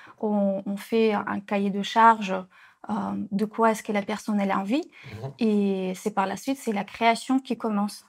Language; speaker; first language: French; non-native, fluent; Russian